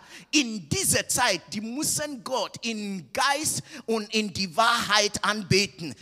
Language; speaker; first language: German; non-native, fluent; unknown